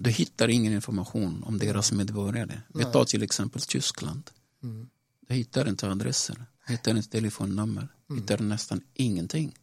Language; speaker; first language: Swedish; non-native, local second language; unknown